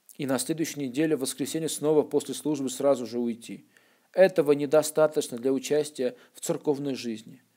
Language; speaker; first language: Russian; non-native, local second language; Armenian